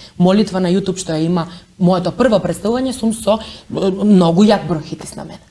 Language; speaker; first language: Macedonian; native; Macedonian